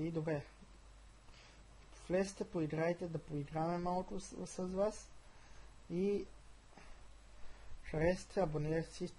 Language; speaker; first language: Bulgarian; native; Bulgarian